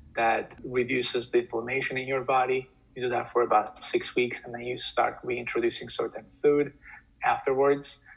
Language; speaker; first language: English; non-native, fluent; Turkish